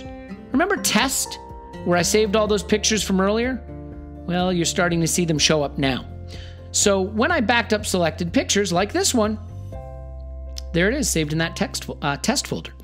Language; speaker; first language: English; native; English